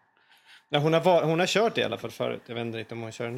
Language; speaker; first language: Swedish; native; Swedish